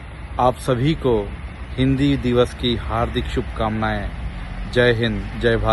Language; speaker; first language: Hindi; non-native, learner; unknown